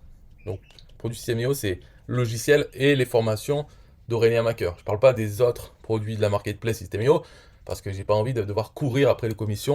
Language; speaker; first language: French; native; French